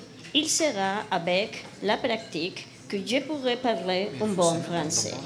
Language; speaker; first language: French; non-native, learner; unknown